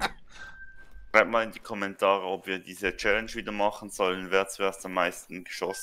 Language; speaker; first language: German; native; German